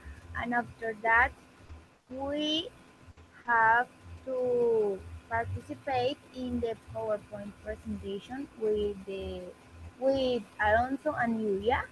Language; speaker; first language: English; non-native, learner; Spanish